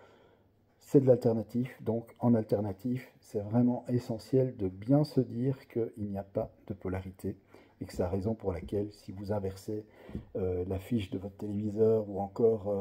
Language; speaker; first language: French; native; French